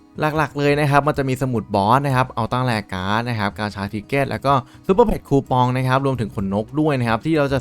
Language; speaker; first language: Thai; native; Thai